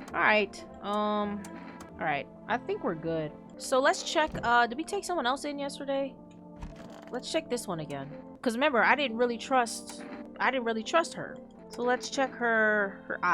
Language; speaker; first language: English; native; English